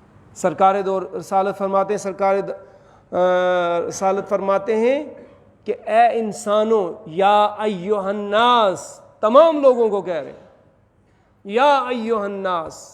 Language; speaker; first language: Urdu; native; Urdu